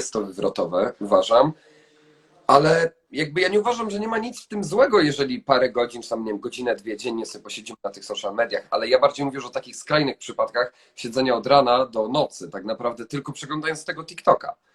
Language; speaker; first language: Polish; native; Polish